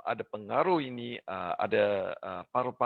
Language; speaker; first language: Indonesian; non-native, learner; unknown